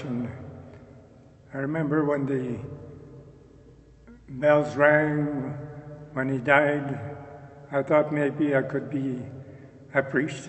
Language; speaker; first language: English; non-native, local second language; French